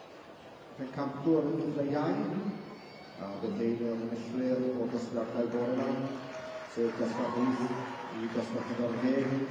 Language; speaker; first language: Welsh; native; Welsh